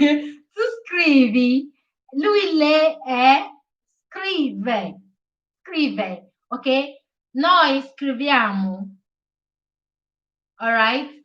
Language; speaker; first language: Italian; non-native, learner; Igbo